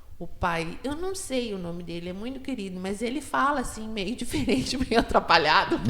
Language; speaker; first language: Portuguese; native; Portuguese